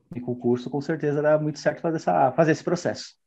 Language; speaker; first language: Portuguese; native; Portuguese